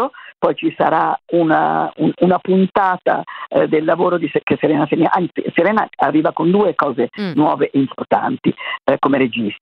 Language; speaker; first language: Italian; native; Italian